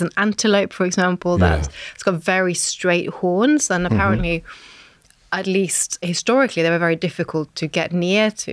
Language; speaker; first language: English; non-native, fluent; Norwegian